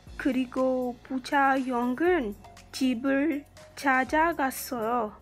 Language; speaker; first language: Korean; non-native, learner; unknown